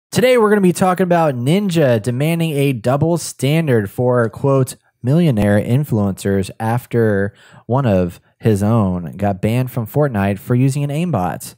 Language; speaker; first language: English; native; English